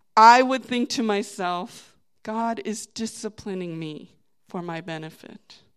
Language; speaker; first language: English; native; English